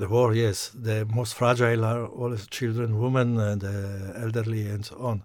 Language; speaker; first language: English; non-native, fluent; Italian